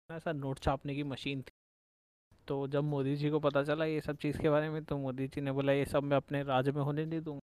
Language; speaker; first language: Hindi; native; Hindi